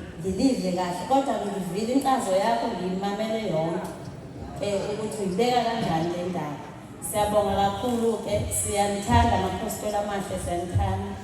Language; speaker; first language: Zulu; native; Zulu